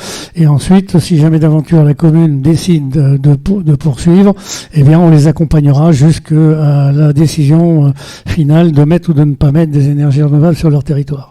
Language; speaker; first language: French; native; French